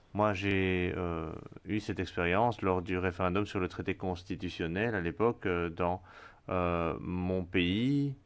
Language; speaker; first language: French; non-native, fluent; Spanish